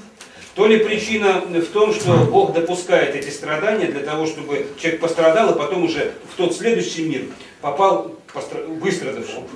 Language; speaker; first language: Russian; native; Russian